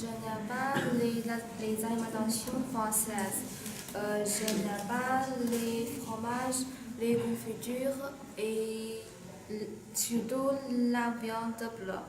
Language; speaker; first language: French; non-native, learner; Chinese